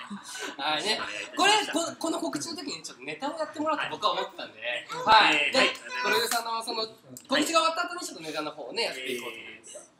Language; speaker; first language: Japanese; native; Japanese